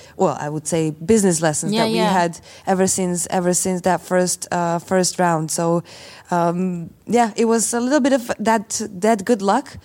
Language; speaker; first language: English; non-native, fluent; Slovak